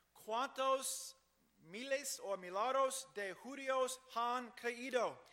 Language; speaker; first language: Spanish; non-native, learner; English